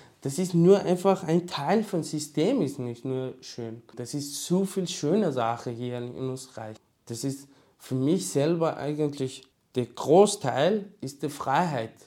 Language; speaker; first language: German; non-native, learner; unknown